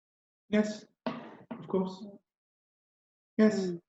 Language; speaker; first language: English; non-native, learner; French